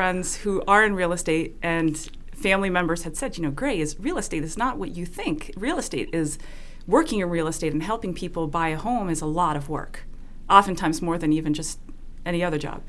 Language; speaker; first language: English; non-native, fluent; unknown